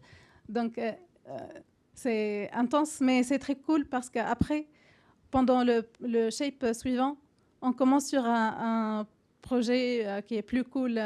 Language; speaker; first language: French; non-native, fluent; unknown